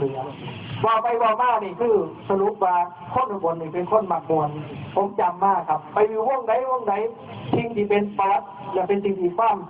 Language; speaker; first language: Thai; non-native, local second language; Lao